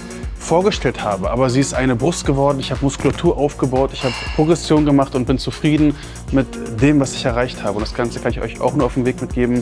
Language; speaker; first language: German; native; German